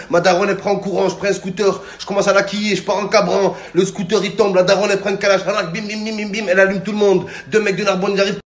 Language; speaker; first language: French; native; French